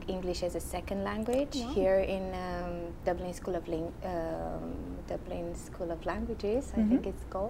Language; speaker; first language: English; non-native, fluent; Romanian